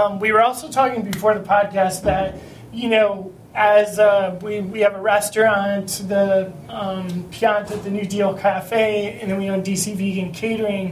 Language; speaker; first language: English; native; English